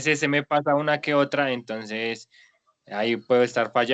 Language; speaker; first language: Spanish; native; Spanish